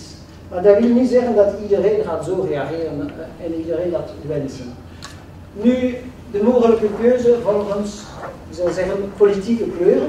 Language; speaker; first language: Dutch; non-native, local second language; French